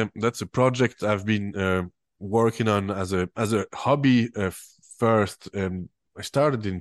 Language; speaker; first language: English; non-native, fluent; French